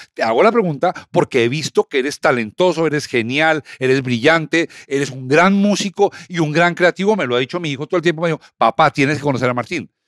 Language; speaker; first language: Spanish; native; Spanish